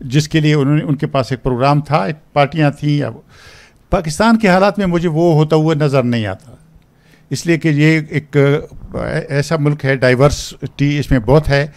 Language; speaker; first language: Urdu; non-native, local second language; Pashto